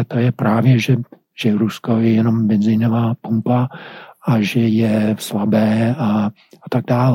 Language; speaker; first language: Czech; non-native, fluent; English